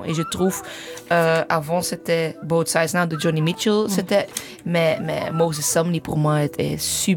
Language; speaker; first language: French; non-native, fluent; English